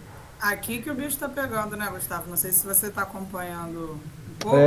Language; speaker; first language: Portuguese; native; Portuguese